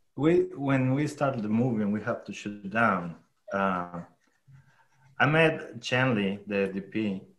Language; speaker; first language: English; non-native, fluent; Spanish